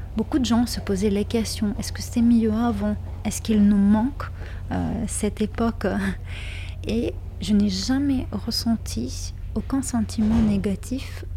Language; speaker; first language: French; non-native, fluent; Lithuanian